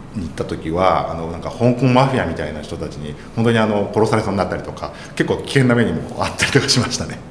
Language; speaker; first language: Japanese; native; Japanese